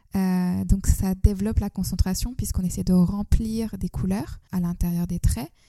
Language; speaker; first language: French; non-native, fluent; Turkish